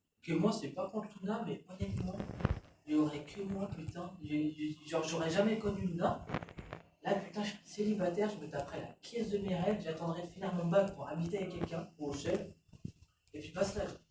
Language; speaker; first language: French; native; French